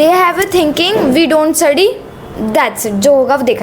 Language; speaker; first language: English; non-native, local second language; Hindi